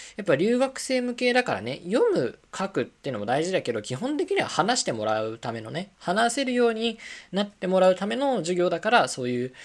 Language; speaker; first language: Japanese; native; Japanese